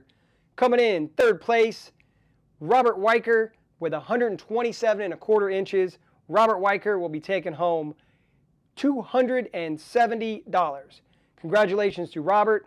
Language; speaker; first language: English; native; English